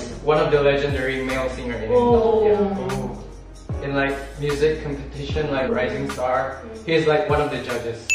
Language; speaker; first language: English; non-native, fluent; Indonesian